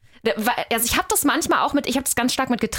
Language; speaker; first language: German; native; German